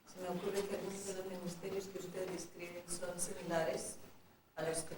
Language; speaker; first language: Spanish; non-native, fluent; English